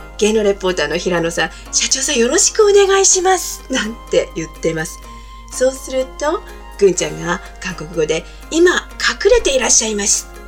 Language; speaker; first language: Japanese; native; Japanese